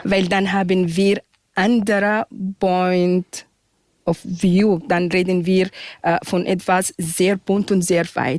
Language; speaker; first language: German; non-native, fluent; Arabic